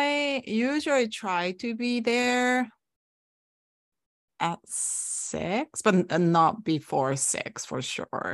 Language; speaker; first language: English; non-native, fluent; Japanese